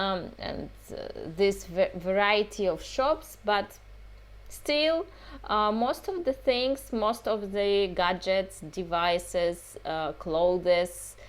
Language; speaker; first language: English; non-native, fluent; Russian